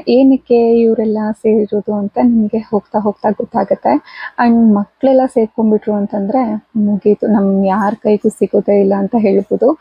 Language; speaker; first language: Kannada; native; Kannada